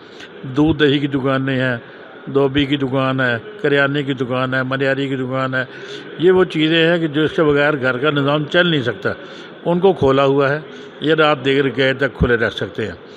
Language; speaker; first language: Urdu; non-native, local second language; Punjabi